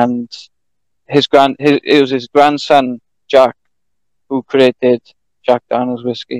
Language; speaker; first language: English; native; English